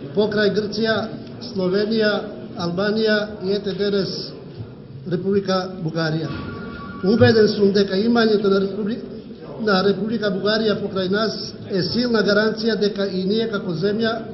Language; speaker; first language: Macedonian; non-native, local second language; Albanian